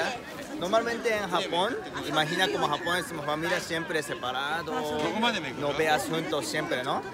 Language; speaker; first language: Spanish; non-native, learner; Japanese